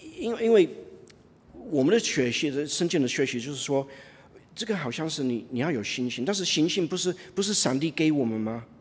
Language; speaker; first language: Chinese; non-native, fluent; English